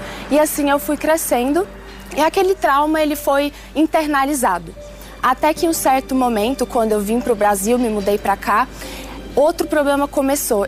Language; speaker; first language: Portuguese; early bilingual, other home language; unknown